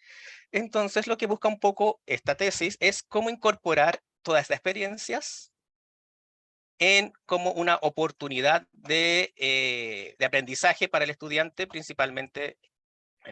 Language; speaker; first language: Spanish; native; Spanish